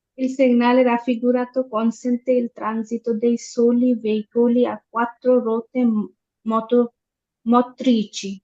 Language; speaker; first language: Italian; non-native, learner; Bangla